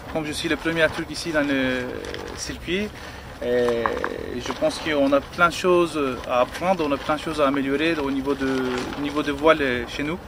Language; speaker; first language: French; non-native, fluent; Turkish